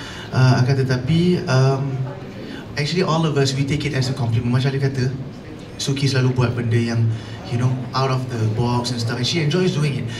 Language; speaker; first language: English; non-native, local second language; Malay